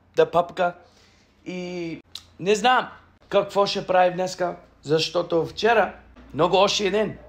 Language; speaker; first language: Bulgarian; non-native, learner; English